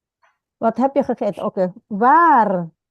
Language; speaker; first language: Dutch; non-native, fluent; Indonesian